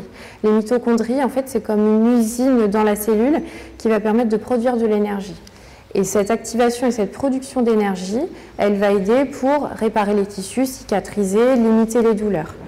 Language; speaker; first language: French; native; French